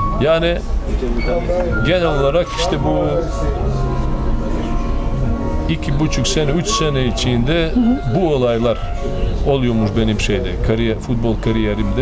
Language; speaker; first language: Turkish; non-native, fluent; Serbian